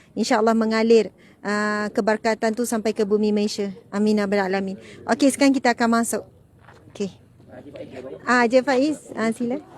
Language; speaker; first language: Malay; native; Malay